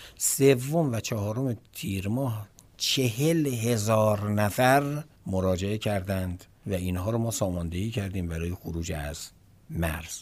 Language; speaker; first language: Persian; native; Persian